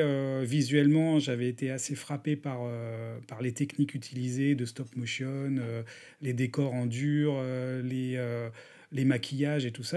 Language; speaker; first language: French; native; French